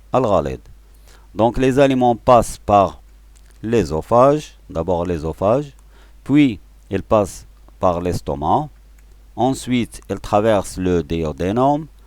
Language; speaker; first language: French; non-native, local second language; Arabic